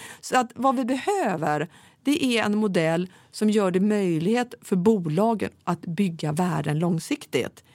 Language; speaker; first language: Swedish; native; Swedish